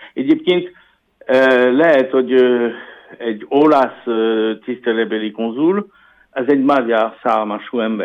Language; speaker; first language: Hungarian; non-native, learner; French